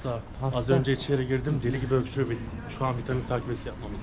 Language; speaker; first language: Turkish; native; Turkish